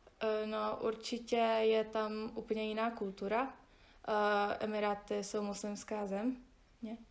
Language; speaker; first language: Czech; early bilingual, heritage; Czech